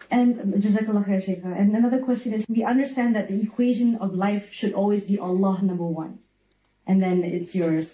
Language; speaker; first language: English; non-native, local second language; Malay